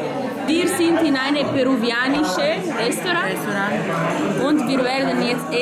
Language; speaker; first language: German; early bilingual, other home language; Spanish